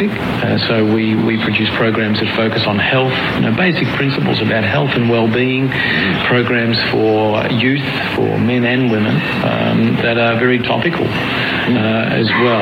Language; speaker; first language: English; native; English